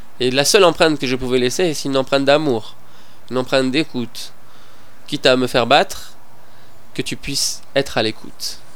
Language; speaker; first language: French; non-native, fluent; Persian